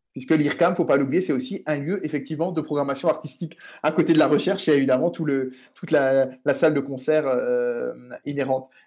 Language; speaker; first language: French; native; French